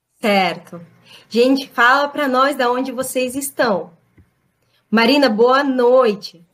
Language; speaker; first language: Portuguese; non-native, fluent; Russian